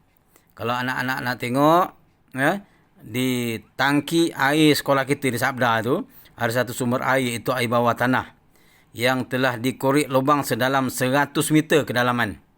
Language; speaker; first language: Malay; native; Malay